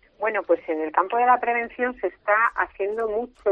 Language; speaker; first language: Spanish; native; Spanish